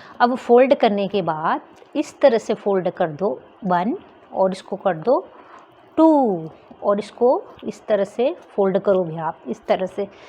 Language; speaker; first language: Hindi; non-native, local second language; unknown